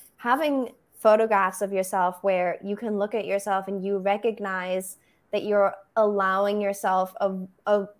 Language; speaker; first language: English; non-native, fluent; German